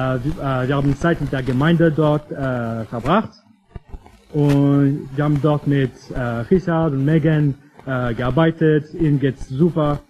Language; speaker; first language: German; non-native, fluent; English